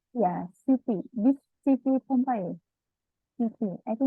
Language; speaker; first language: English; non-native, learner; Indonesian